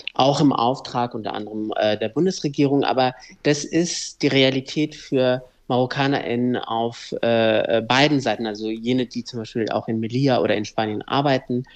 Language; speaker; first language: German; early bilingual, other home language; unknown